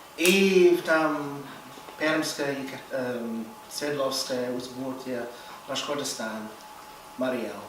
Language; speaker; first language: Russian; non-native, fluent; English